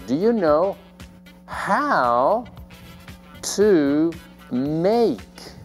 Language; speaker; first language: English; non-native, fluent; Spanish